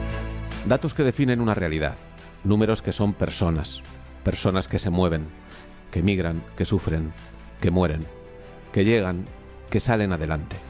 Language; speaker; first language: Spanish; native; Spanish